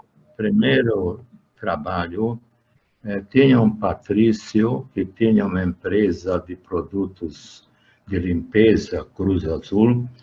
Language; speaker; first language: Portuguese; non-native, fluent; Hungarian